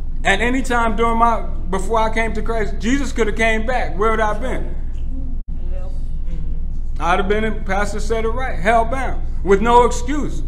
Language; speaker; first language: English; native; English